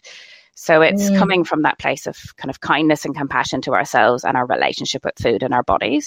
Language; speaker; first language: English; native; English